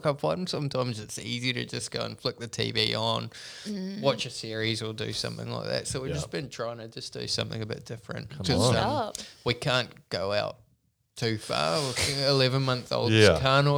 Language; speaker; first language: English; native; English